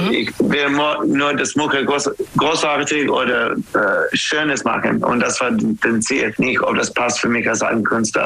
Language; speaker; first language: German; non-native, learner; English